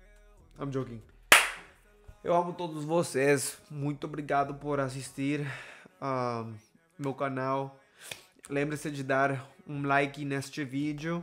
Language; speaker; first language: Portuguese; non-native, learner; Spanish